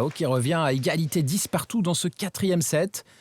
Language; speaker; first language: French; native; French